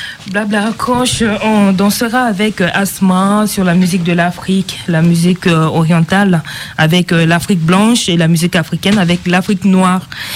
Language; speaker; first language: French; non-native, local second language; Sango